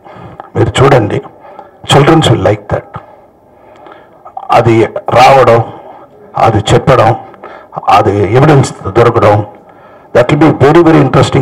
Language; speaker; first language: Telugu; non-native, local second language; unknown